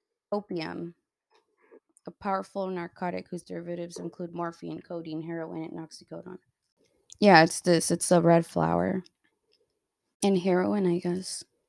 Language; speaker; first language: English; early bilingual, other home language; Spanish